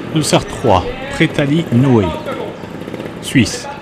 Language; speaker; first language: French; native; French